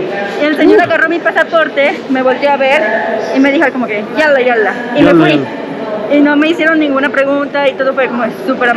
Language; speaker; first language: Spanish; native; Spanish